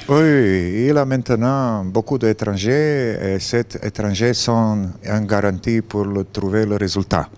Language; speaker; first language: French; non-native, learner; Croatian